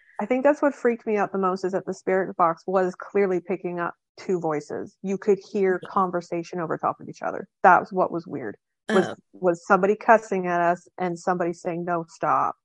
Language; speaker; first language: English; native; English